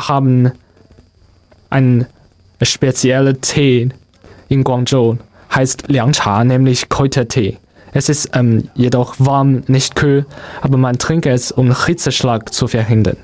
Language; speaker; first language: German; non-native, learner; Chinese